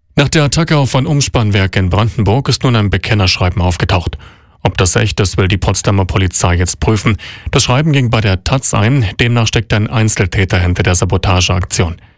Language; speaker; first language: German; native; German